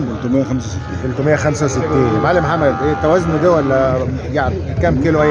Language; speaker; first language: Arabic; native; Arabic